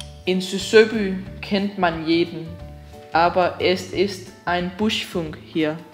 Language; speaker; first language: German; non-native, learner; Danish